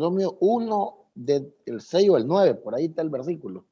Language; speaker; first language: Spanish; native; Spanish